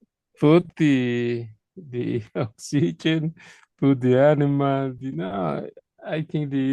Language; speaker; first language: English; non-native, learner; Spanish